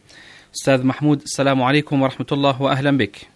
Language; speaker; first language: Arabic; native; Arabic